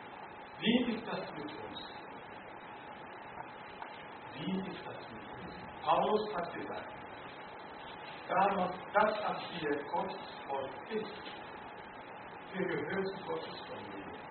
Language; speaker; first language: German; non-native, learner; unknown